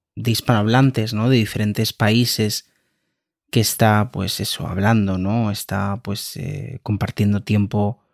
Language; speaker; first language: Spanish; native; Spanish